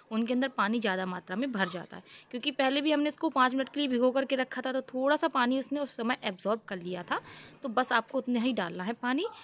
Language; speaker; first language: Hindi; native; Hindi